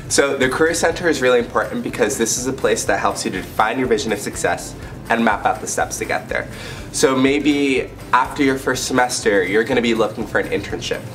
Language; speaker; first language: English; native; English